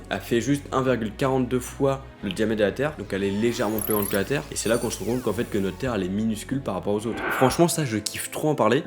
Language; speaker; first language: French; native; French